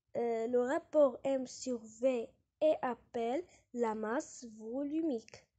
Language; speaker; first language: French; non-native, local second language; Arabic